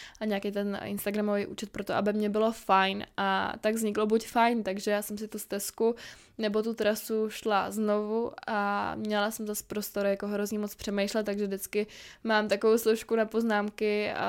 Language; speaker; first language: Czech; native; Czech